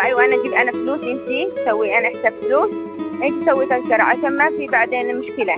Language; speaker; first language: Arabic; non-native, learner; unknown